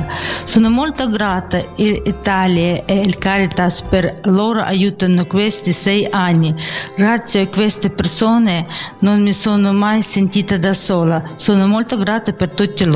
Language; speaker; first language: Italian; non-native, learner; Ukrainian